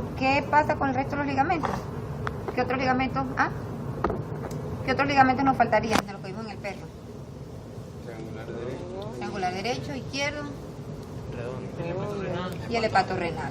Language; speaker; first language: Spanish; native; Spanish